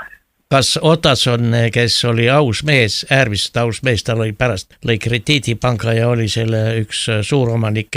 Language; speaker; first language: Estonian; native; Estonian